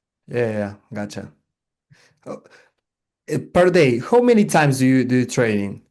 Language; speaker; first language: English; non-native, learner; Spanish